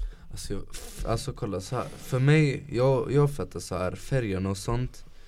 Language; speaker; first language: Swedish; non-native, fluent; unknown